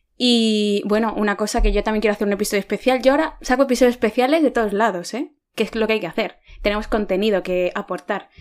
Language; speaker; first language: Spanish; native; Spanish